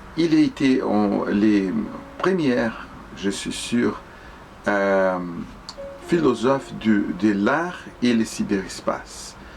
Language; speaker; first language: French; non-native, fluent; Portuguese